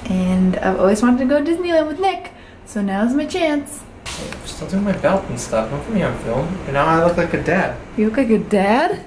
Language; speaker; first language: English; native; English